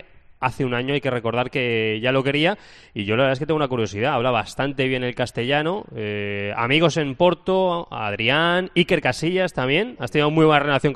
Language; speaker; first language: Spanish; native; Spanish